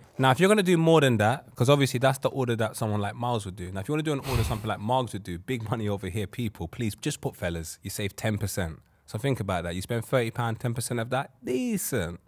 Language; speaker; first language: English; native; English